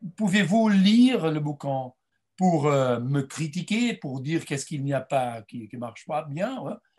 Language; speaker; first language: French; non-native, fluent; Portuguese